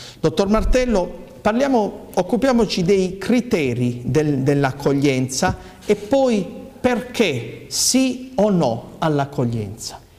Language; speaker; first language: Italian; native; Italian